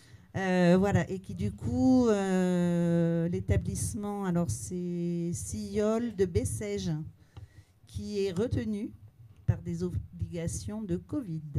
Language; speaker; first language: French; native; French